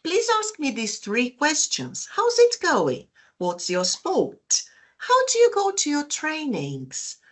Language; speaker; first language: English; non-native, fluent; Portuguese